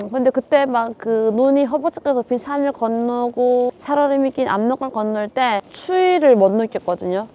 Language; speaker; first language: Korean; native; Korean